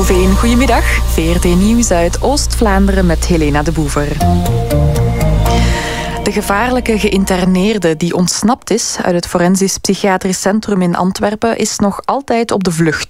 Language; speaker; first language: Dutch; native; Dutch